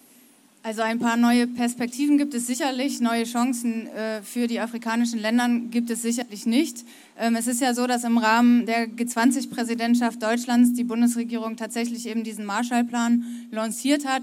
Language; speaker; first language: German; native; German